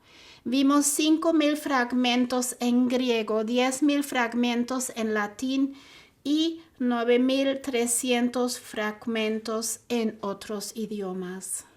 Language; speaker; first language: Spanish; non-native, fluent; German